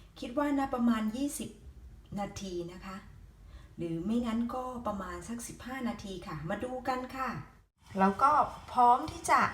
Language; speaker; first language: Thai; native; Thai